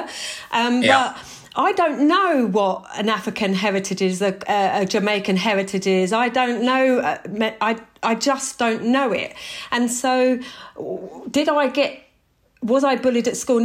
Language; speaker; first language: English; native; English